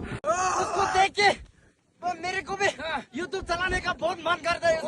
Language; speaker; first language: Hindi; non-native, local second language; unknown